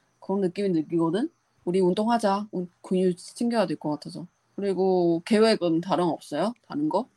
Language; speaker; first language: Korean; non-native, learner; Chinese